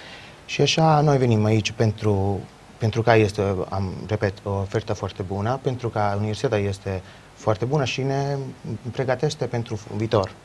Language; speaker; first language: Romanian; non-native, learner; Italian